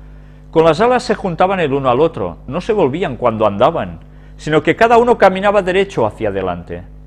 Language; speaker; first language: Spanish; native; Spanish